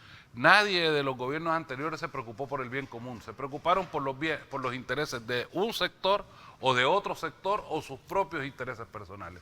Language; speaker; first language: Spanish; native; Spanish